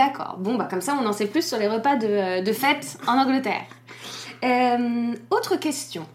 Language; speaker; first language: French; native; French